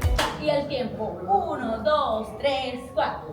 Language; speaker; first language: Spanish; native; Spanish